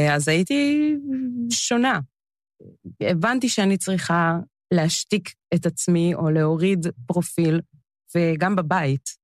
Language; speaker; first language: Hebrew; early bilingual, other home language; English